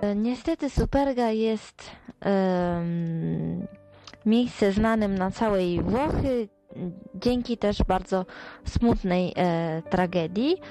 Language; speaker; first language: Polish; early bilingual, other home language; Italian